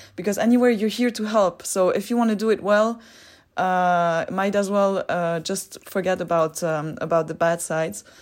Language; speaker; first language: English; non-native, fluent; French